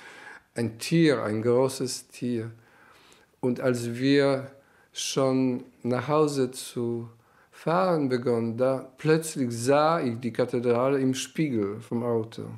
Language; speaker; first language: German; non-native, fluent; Polish